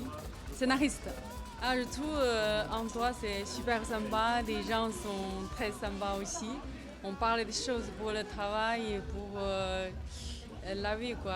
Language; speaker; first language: French; non-native, fluent; Chinese